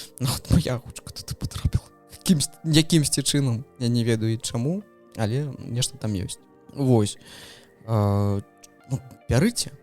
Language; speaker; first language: Belarusian; non-native, local second language; Russian